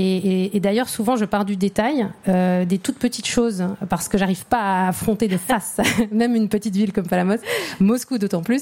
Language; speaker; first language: French; native; French